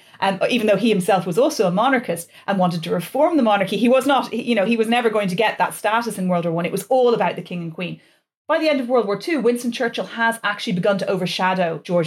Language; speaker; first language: English; native; English